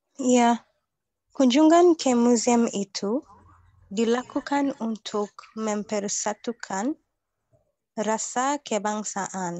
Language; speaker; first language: Indonesian; non-native, learner; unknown